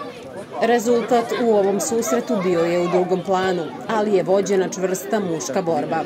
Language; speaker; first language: Serbian; native; Serbian